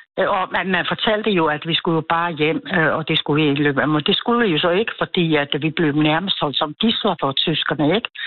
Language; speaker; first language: Danish; early bilingual, other home language; Finnish